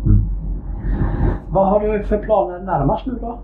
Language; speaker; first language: Swedish; native; Swedish